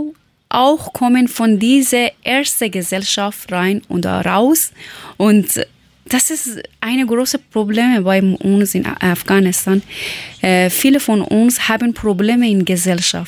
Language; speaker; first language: German; non-native, learner; Persian